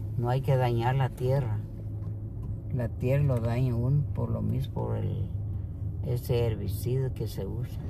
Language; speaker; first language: Spanish; non-native, local second language; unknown